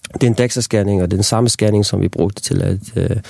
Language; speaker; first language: Danish; non-native, local second language; Faroese